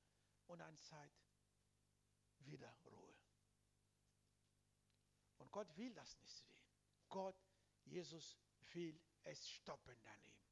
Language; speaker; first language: German; non-native, learner; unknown